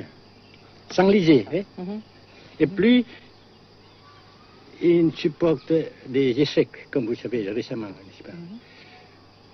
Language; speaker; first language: French; non-native, fluent; Vietnamese